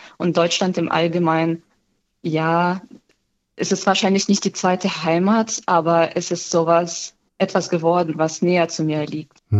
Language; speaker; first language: German; non-native, fluent; Ukrainian